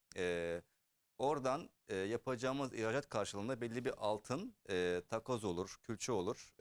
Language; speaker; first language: Turkish; early bilingual, heritage; Turkish